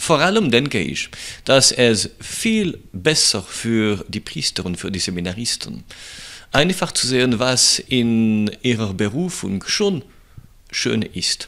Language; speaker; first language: German; non-native, local second language; French